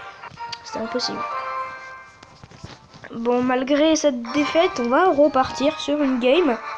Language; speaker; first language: French; native; French